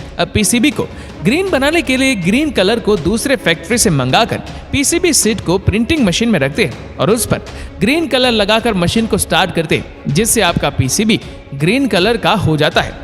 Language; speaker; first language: Hindi; native; Hindi